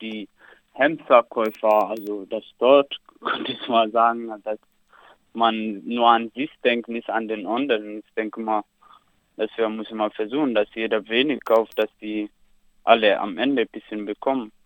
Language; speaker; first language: German; non-native, learner; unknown